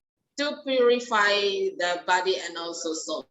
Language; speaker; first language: English; non-native, fluent; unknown